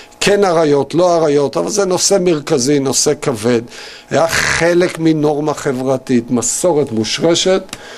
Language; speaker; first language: Hebrew; native; Hebrew